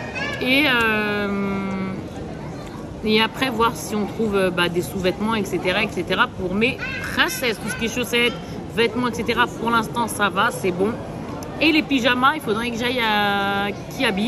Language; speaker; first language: French; native; French